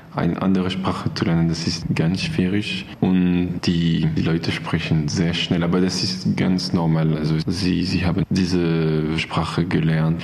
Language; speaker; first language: German; non-native, learner; French